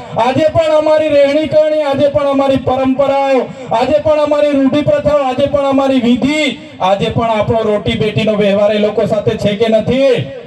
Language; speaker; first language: Gujarati; non-native, local second language; Vasavi